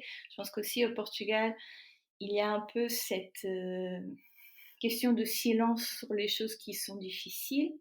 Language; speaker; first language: French; non-native, fluent; Portuguese